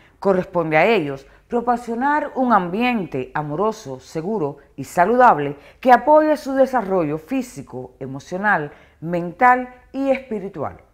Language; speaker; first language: Spanish; non-native, fluent; Portuguese